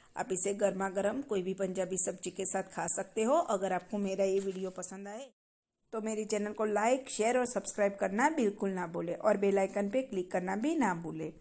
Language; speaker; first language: Hindi; non-native, local second language; Gujarati